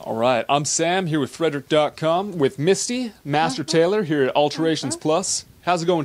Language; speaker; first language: English; native; English